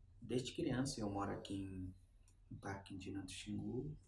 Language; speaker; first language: Portuguese; non-native, local second language; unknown